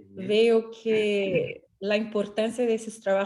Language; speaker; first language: Spanish; non-native, fluent; Portuguese